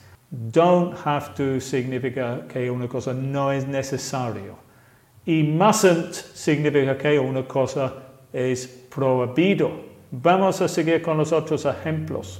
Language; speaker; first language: Spanish; non-native, fluent; English